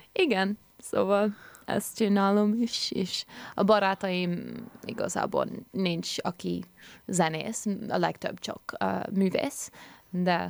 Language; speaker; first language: Hungarian; early bilingual, heritage; English